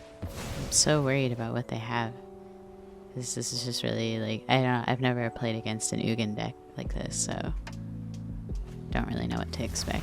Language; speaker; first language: English; native; English